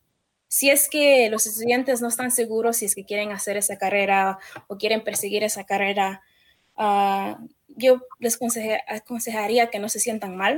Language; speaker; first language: Spanish; early bilingual, heritage; Spanish